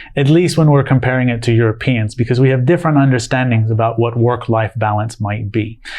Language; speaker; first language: English; native; English